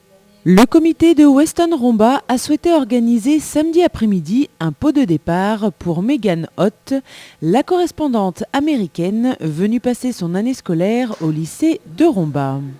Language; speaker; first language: French; native; French